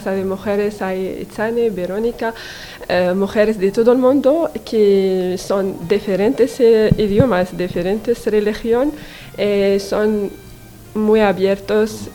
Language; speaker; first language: Spanish; non-native, learner; Arabic